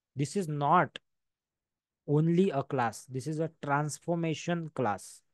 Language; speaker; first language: Hindi; non-native, local second language; Marathi